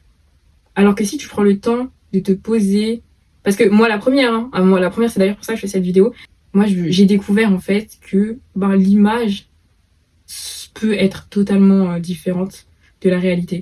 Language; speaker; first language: French; native; French